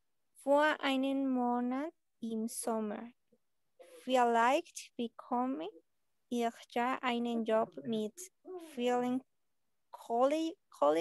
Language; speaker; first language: German; non-native, learner; Spanish